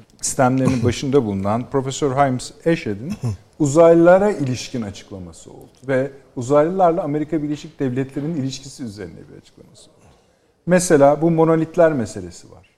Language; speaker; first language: Turkish; native; Turkish